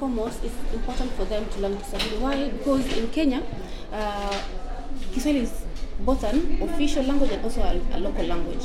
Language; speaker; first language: English; non-native, local second language; Swahili